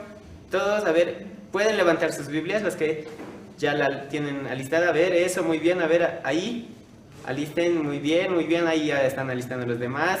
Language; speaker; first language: Spanish; native; Spanish